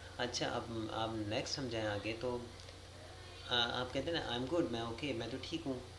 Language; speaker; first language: Urdu; native; Urdu